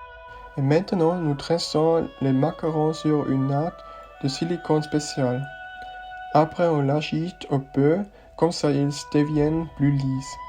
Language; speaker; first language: French; non-native, learner; Swiss German